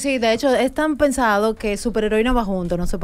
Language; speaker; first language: Spanish; native; Spanish